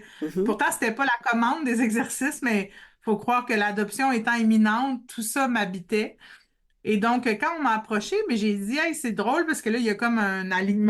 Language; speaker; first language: French; native; French